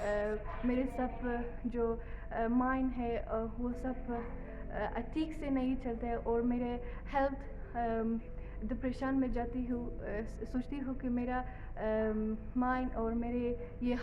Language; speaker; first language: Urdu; non-native, learner; Persian